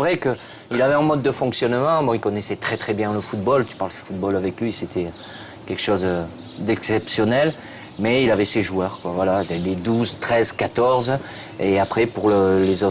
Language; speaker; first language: French; native; French